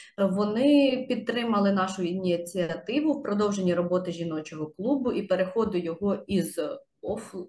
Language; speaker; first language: Ukrainian; native; Ukrainian